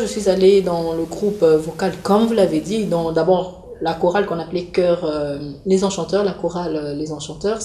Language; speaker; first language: French; non-native, local second language; Lingala